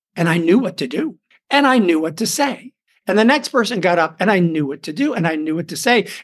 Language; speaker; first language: English; native; English